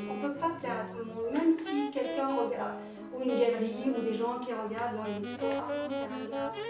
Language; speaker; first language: French; non-native, local second language; Arabic